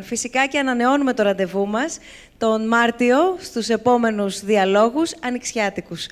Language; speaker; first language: Greek; native; Greek